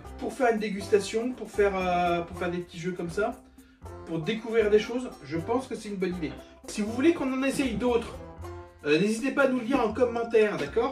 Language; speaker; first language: French; native; French